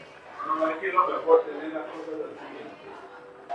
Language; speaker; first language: Spanish; native; Spanish